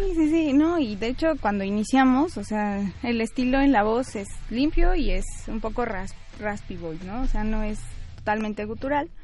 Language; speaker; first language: Spanish; native; Spanish